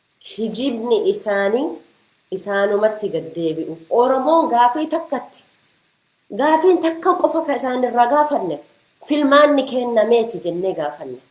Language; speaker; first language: Oromo; early bilingual, heritage; Oromo